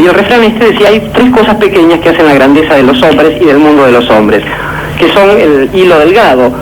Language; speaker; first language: Spanish; native; Spanish